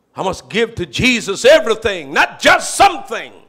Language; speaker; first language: English; non-native, local second language; Filipino